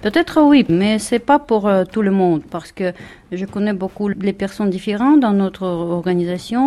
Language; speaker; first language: French; non-native, learner; Russian